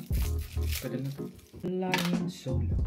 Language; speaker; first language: Filipino; native; Filipino